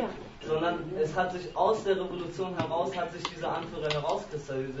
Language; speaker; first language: German; native; German